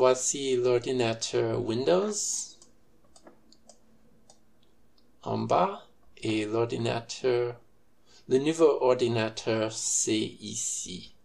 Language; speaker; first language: French; non-native, fluent; English